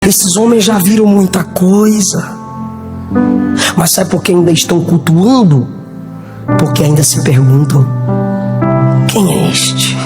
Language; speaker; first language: Portuguese; native; Portuguese